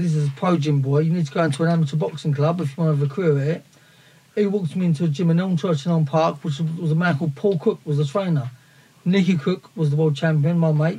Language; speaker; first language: English; native; English